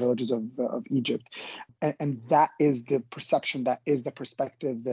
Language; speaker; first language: English; native; English